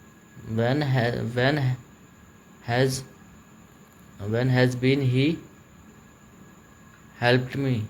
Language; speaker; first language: English; non-native, learner; Hindi